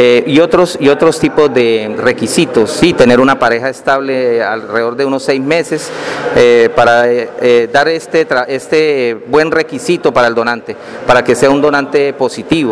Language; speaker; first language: Spanish; native; Spanish